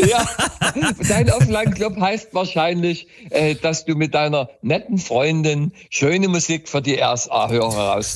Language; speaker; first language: German; native; German